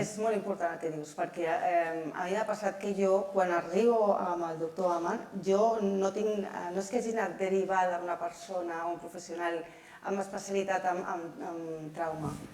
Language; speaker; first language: Catalan; non-native, local second language; Spanish